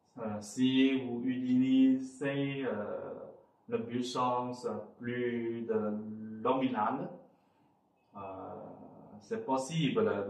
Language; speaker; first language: French; non-native, fluent; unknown